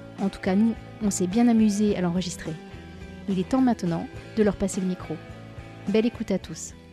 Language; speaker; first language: French; native; French